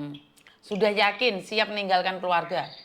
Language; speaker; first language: Indonesian; native; Indonesian